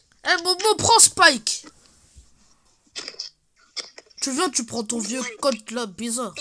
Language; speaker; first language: French; native; French